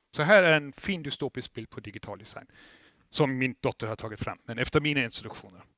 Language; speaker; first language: Swedish; non-native, fluent; German